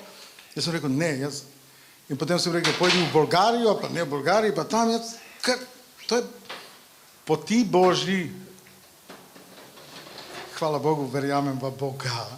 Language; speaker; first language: Slovenian; non-native, fluent; Macedonian